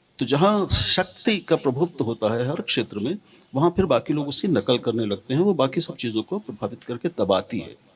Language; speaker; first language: Hindi; native; Hindi